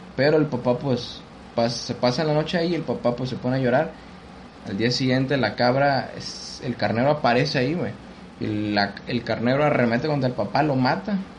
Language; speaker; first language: Spanish; native; Spanish